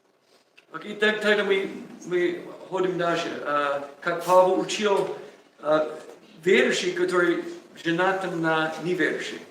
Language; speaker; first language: Russian; non-native, learner; English